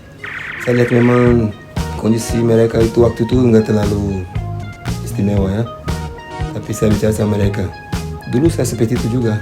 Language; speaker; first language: Indonesian; non-native, fluent; Portuguese